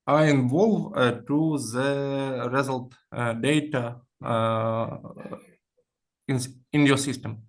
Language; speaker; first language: English; non-native, learner; Ukrainian